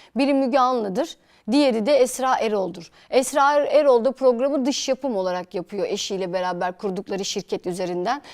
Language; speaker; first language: Turkish; native; Turkish